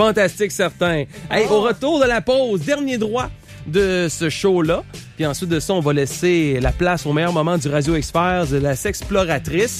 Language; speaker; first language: French; native; French